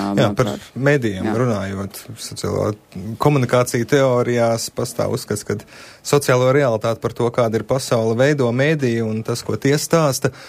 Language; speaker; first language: Latvian; native; Latvian